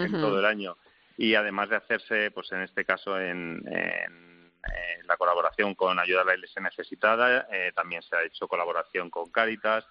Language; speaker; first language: Spanish; native; Spanish